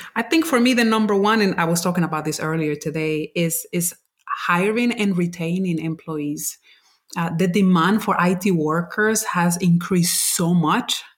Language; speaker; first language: English; non-native, fluent; Spanish